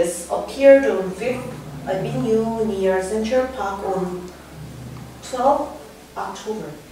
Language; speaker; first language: English; non-native, learner; Korean